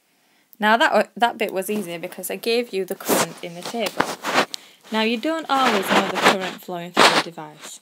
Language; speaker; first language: English; native; English